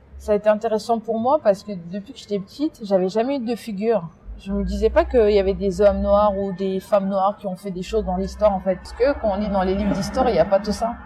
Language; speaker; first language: French; early bilingual, other home language; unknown